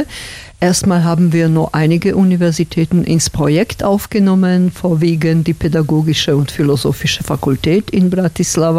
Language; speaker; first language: German; non-native, fluent; Slovak